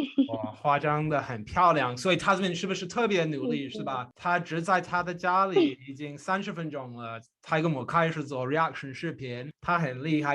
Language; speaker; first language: Chinese; non-native, fluent; English